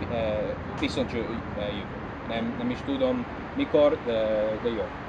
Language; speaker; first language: Hungarian; non-native, learner; English